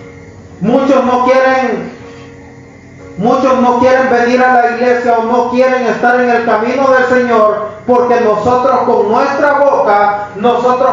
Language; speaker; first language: Spanish; native; Spanish